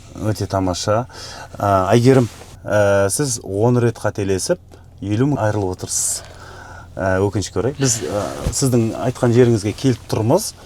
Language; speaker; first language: Kazakh; native; Kazakh